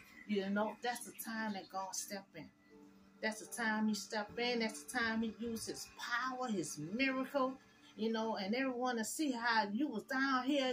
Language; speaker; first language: English; native; English